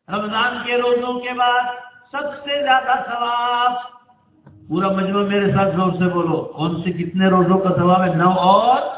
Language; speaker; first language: Urdu; non-native, local second language; Gujarati